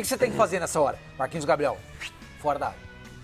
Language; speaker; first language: Portuguese; native; Portuguese